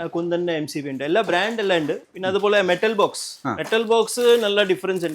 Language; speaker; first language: Malayalam; non-native, local second language; Tamil